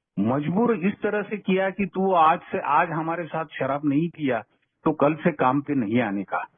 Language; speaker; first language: Hindi; non-native, local second language; Kannada